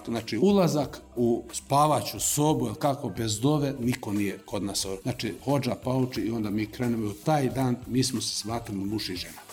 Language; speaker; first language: Serbian; non-native, local second language; Macedonian